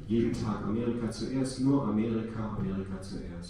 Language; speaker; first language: German; native; German